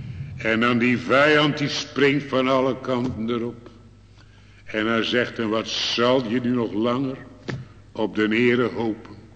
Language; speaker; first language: Dutch; native; Dutch